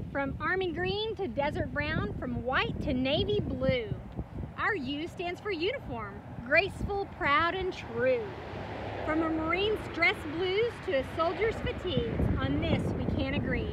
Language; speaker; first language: English; native; English